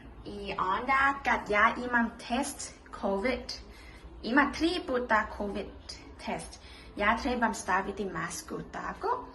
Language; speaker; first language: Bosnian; early bilingual, heritage; Bosnian